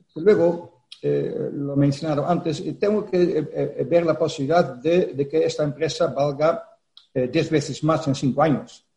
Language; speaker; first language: Spanish; non-native, fluent; Dutch